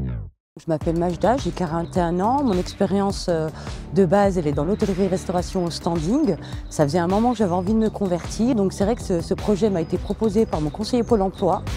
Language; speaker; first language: French; native; French